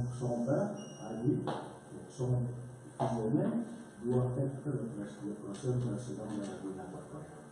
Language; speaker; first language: French; non-native, learner; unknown